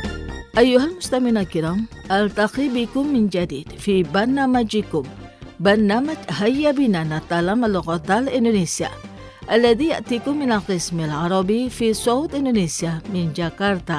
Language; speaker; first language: Arabic; non-native, fluent; Indonesian